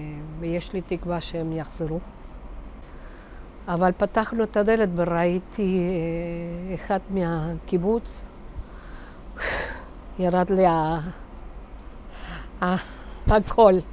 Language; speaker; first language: Hebrew; non-native, fluent; Spanish